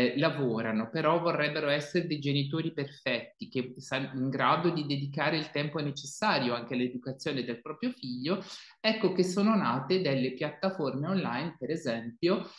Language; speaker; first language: Italian; native; Italian